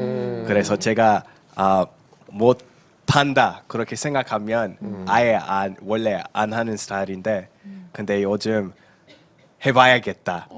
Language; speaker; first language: Korean; early bilingual, heritage; Korean